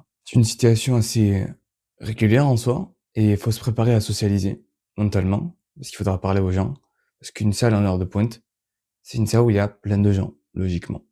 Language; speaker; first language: French; native; French